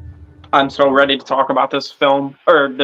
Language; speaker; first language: English; native; English